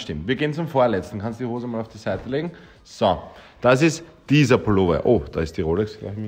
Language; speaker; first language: German; native; German